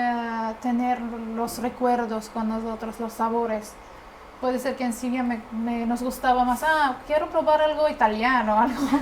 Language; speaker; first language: Spanish; non-native, fluent; Arabic